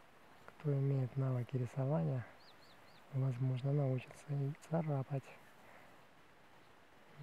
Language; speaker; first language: Russian; native; Russian